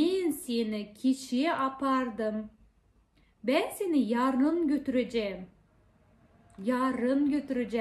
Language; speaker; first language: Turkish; non-native, fluent; Kazakh